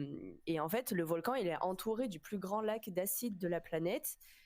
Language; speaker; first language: French; native; French